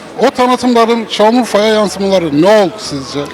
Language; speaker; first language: Turkish; native; Turkish